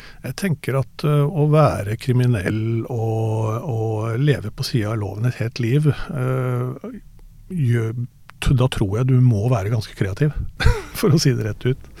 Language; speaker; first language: Norwegian; native; Norwegian